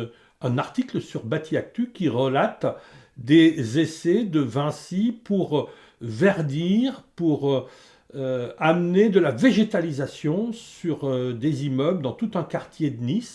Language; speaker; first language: French; native; French